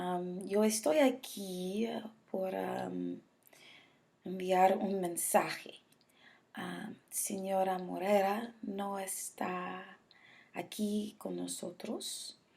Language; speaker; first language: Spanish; non-native, learner; English